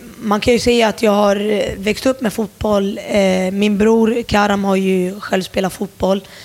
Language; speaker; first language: Swedish; early bilingual, other home language; Turoyo